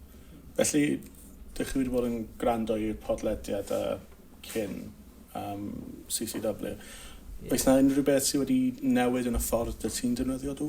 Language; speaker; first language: Welsh; non-native, local second language; English